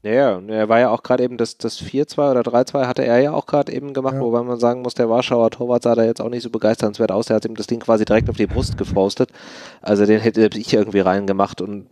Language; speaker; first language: German; native; German